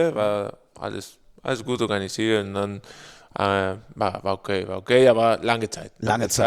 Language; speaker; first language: German; non-native, learner; Spanish